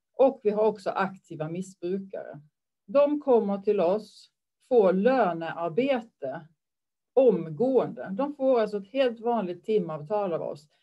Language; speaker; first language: Swedish; native; Swedish